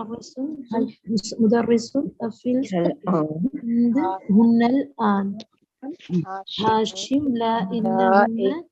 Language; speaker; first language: Arabic; non-native, learner; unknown